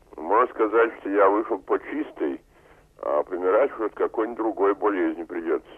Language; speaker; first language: Russian; native; Russian